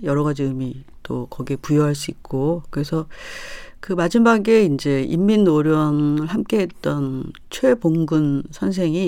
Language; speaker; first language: Korean; native; Korean